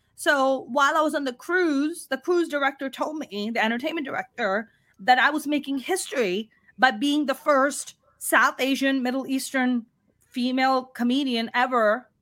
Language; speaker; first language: English; non-native, local second language; Urdu